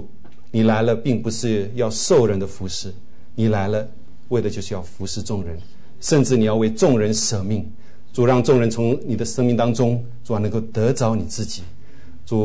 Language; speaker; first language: Chinese; native; Chinese